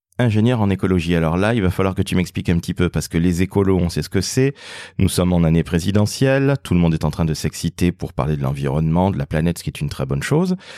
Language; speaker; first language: French; native; French